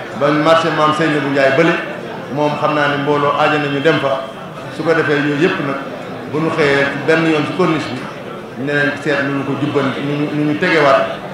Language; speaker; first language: Wolof; native; Wolof